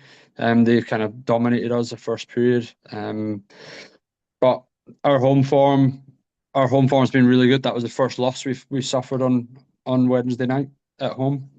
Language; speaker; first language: English; native; English